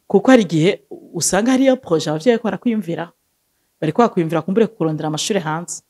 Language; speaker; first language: Rundi; native; Rundi